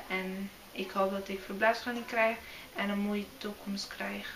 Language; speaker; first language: Dutch; early bilingual, other home language; Arabic